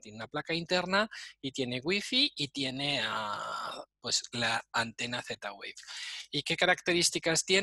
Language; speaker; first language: Spanish; native; Spanish